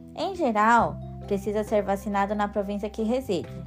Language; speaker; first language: Portuguese; non-native, fluent; Japanese